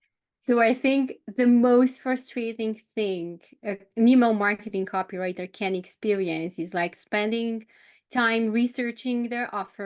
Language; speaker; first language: English; non-native, fluent; Romanian